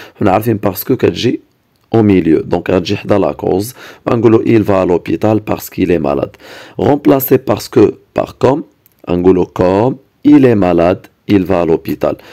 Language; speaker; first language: French; non-native, local second language; Arabic